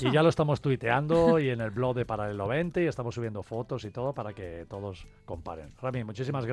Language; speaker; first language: Spanish; native; Spanish